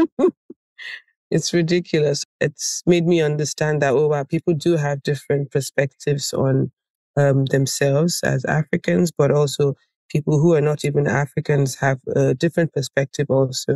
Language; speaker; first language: English; non-native, local second language; Yoruba